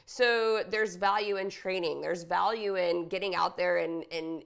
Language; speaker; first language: English; native; English